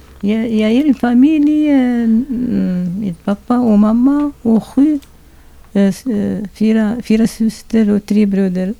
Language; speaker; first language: Swedish; non-native, learner; Arabic